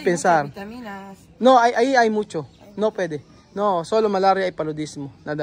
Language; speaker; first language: Spanish; non-native, learner; Filipino